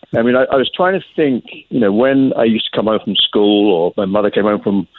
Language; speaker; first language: English; native; English